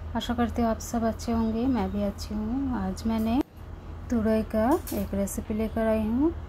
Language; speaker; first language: Hindi; non-native, local second language; Bangla